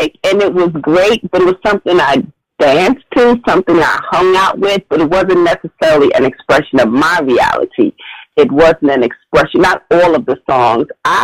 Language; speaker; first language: English; native; English